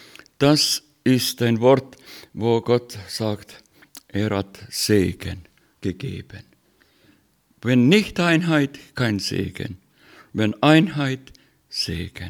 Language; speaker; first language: German; non-native, learner; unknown